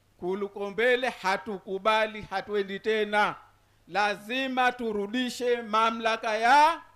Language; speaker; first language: Swahili; native; Swahili